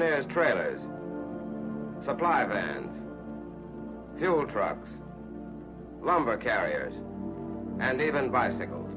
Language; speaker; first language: English; native; English